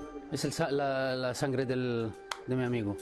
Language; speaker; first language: Spanish; non-native, fluent; Arabic